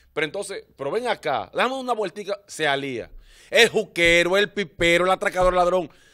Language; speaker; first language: Spanish; native; Spanish